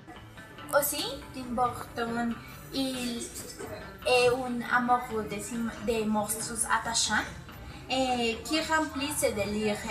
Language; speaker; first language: French; non-native, learner; Spanish